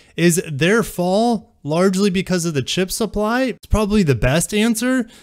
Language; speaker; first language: English; native; English